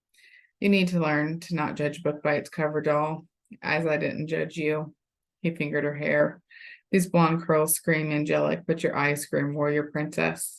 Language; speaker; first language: English; native; English